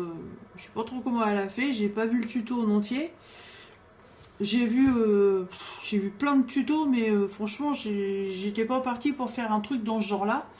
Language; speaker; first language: French; native; French